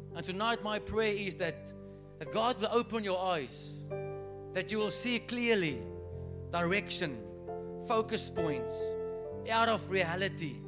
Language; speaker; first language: English; non-native, local second language; Afrikaans